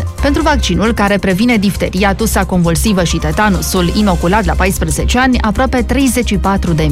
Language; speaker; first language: Romanian; native; Romanian